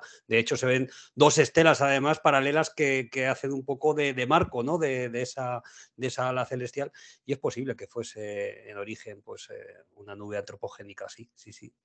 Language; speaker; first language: Spanish; native; Spanish